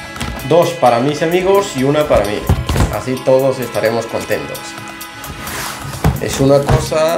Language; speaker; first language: Spanish; non-native, fluent; Bulgarian